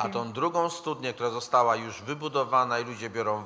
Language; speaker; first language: Polish; native; Polish